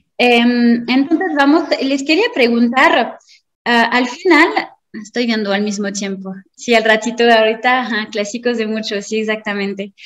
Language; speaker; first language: Spanish; non-native, fluent; French